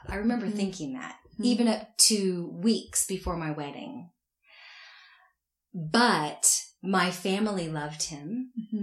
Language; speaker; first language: English; native; English